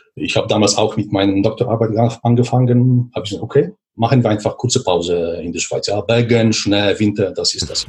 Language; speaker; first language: German; non-native, learner; Polish